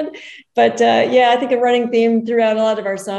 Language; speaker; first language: English; native; English